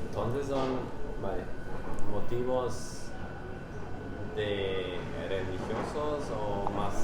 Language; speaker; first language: Spanish; non-native, fluent; English